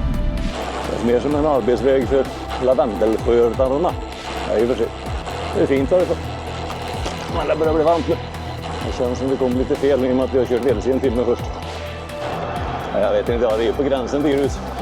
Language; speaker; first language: Swedish; native; Swedish